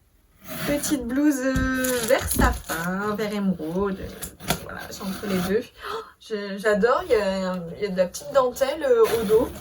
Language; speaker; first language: French; native; French